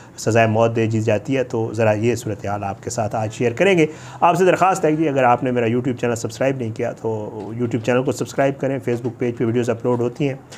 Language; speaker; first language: Urdu; native; Urdu